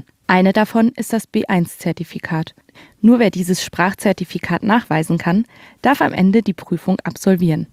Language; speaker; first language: German; native; German